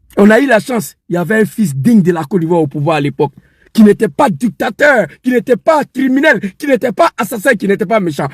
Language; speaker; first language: French; non-native, local second language; Dyula